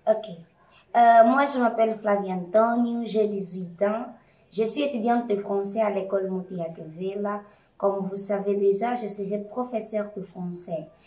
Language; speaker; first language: French; non-native, fluent; Portuguese